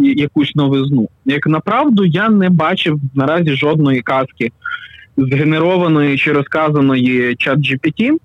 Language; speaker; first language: Ukrainian; native; Ukrainian